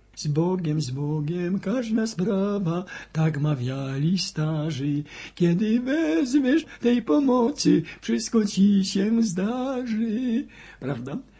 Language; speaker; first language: Polish; native; Polish